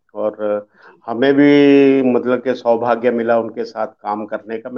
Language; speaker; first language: Hindi; early bilingual, other home language; Dogri